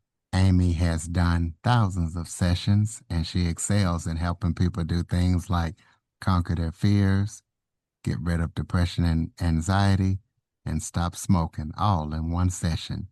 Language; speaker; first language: English; native; English